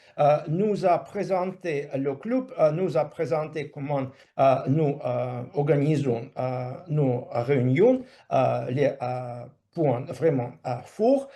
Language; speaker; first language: French; non-native, fluent; Russian